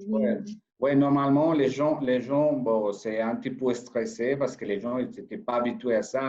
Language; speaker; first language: French; non-native, fluent; Spanish